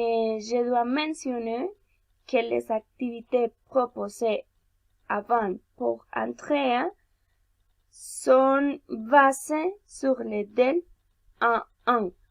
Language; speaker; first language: French; non-native, learner; Spanish